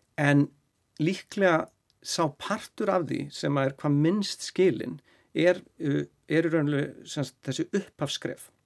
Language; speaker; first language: Icelandic; native; Icelandic